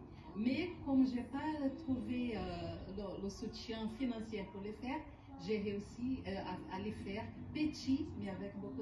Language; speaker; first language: French; non-native, fluent; Portuguese